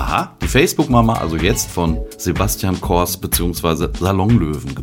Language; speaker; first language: German; native; German